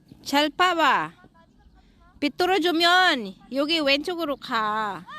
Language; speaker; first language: Korean; non-native, fluent; Filipino